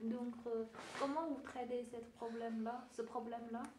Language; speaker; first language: French; non-native, learner; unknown